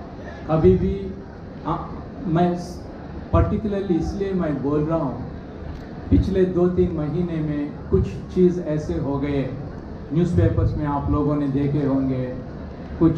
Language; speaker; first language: Hindi; non-native, local second language; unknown